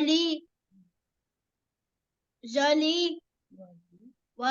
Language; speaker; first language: French; non-native, learner; Arabic